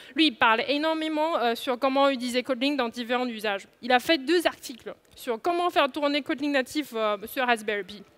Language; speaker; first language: French; non-native, fluent; Chinese